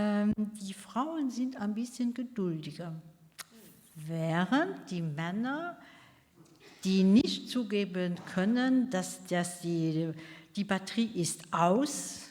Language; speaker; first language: German; non-native, local second language; Luxembourgish